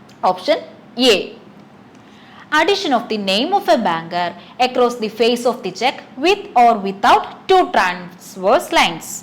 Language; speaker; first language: English; non-native, local second language; Malayalam